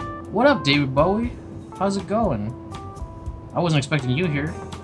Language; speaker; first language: English; native; English